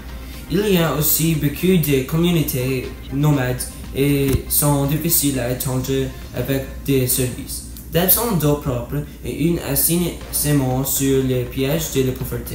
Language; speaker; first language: French; non-native, learner; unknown